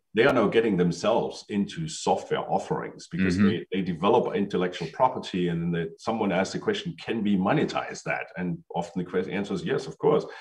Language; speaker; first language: English; non-native, fluent; German